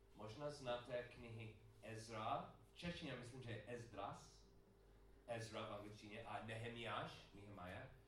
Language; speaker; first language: Czech; non-native, learner; English